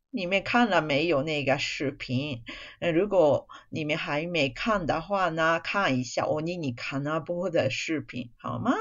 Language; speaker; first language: Chinese; non-native, fluent; Japanese